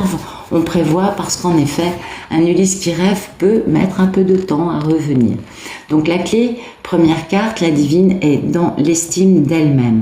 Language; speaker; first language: French; native; French